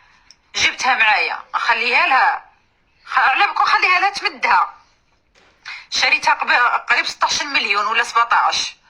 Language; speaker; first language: Arabic; native; Arabic